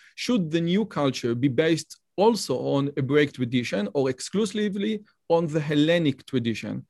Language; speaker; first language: English; non-native, fluent; Hebrew